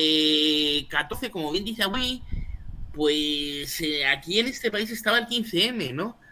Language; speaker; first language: Spanish; native; Spanish